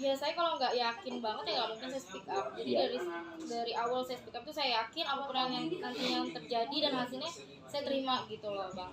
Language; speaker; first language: Indonesian; native; Indonesian